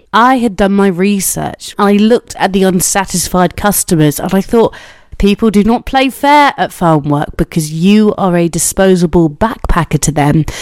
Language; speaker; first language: English; native; English